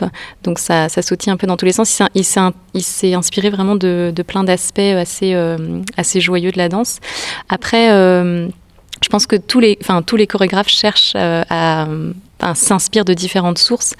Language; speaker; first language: French; native; French